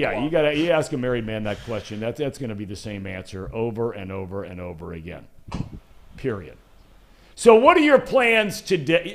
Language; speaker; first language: English; native; English